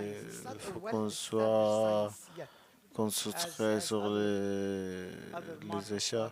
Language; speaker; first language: French; non-native, learner; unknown